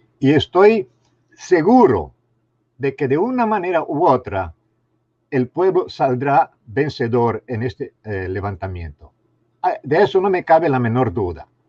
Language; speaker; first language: Spanish; non-native, fluent; Romanian